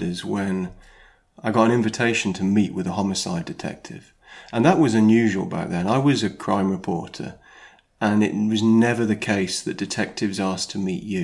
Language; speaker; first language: English; native; English